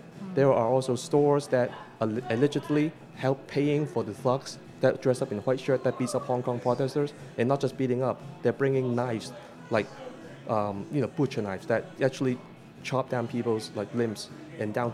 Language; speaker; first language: English; non-native, local second language; Cantonese